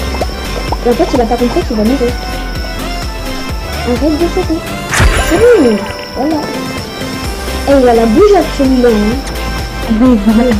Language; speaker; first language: French; native; French